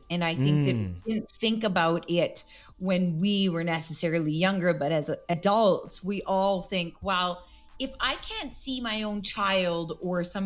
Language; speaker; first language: English; native; English